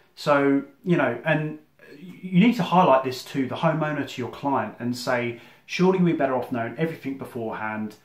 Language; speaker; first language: English; native; English